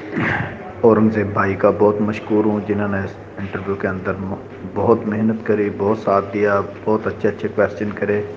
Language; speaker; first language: Urdu; non-native, local second language; Haryanvi